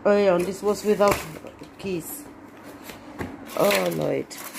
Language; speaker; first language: English; non-native, learner; German